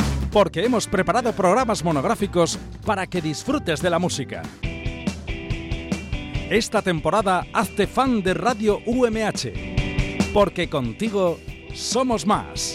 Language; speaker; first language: Spanish; native; Spanish